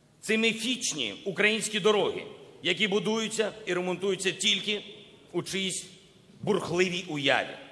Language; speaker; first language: Ukrainian; non-native, local second language; Russian